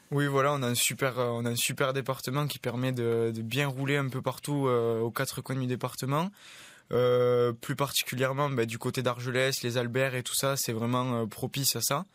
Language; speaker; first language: French; native; French